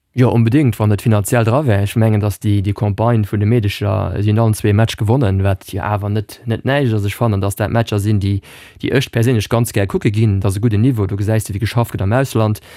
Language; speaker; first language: Luxembourgish; native; Luxembourgish